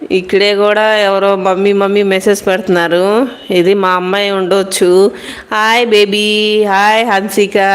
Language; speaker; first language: Telugu; non-native, local second language; Hindi